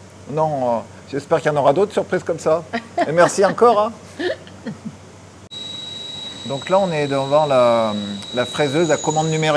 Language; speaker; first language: French; native; French